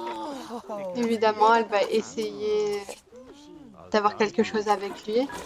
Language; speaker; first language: French; native; French